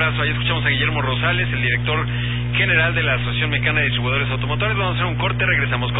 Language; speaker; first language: Spanish; native; Spanish